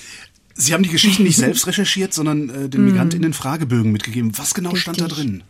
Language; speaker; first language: German; native; German